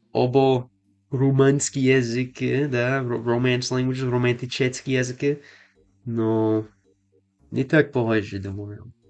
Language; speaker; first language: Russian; non-native, learner; English